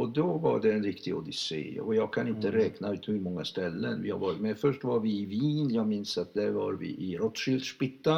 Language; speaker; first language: Swedish; non-native, fluent; Hungarian